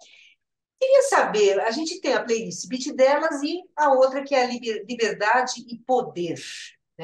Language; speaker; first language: Portuguese; native; Portuguese